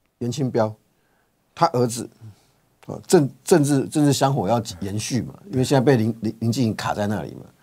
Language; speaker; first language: Chinese; native; Chinese